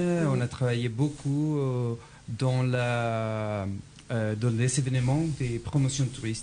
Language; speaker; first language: French; non-native, fluent; Spanish